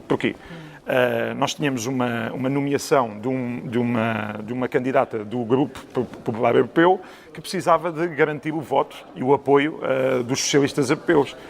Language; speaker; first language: Portuguese; native; Portuguese